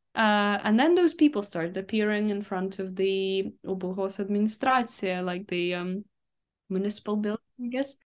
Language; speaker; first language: English; early bilingual, other home language; Ukrainian